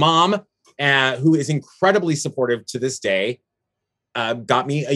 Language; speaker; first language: English; native; English